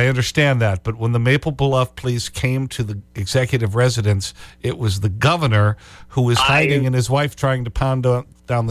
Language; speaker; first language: English; native; English